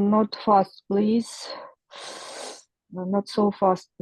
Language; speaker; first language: English; non-native, learner; Ukrainian